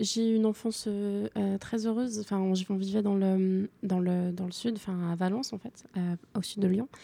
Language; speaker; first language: French; native; French